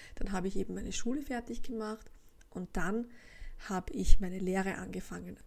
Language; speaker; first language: German; native; German